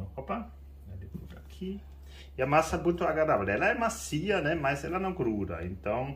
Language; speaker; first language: Portuguese; non-native, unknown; German